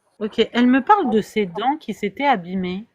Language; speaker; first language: French; native; French